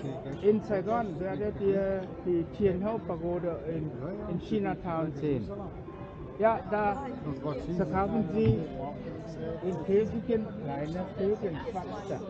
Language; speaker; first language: German; non-native, fluent; Vietnamese